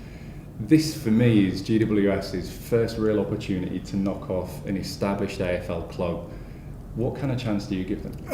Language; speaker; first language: English; native; English